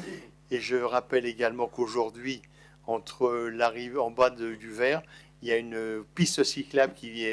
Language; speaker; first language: French; native; French